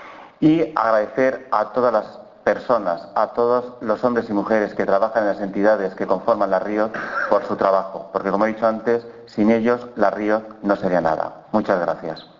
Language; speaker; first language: Spanish; native; Spanish